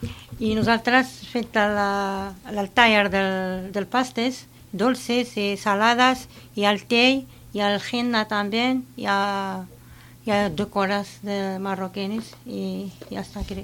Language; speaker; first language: Spanish; non-native, learner; Arabic